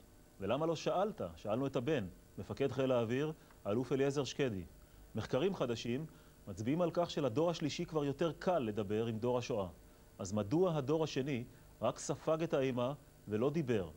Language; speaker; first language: Hebrew; native; Hebrew